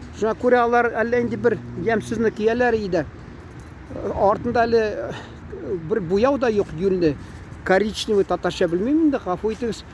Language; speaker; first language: Tatar; early bilingual, heritage; Tatar